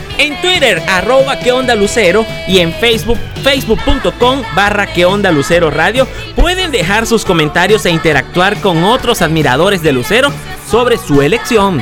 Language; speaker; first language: Spanish; native; Spanish